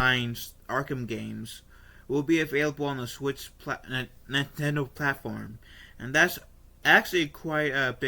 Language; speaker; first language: English; native; English